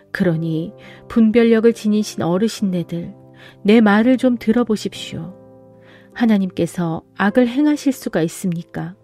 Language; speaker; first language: Korean; native; Korean